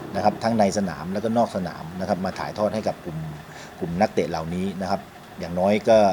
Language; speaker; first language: Thai; native; Thai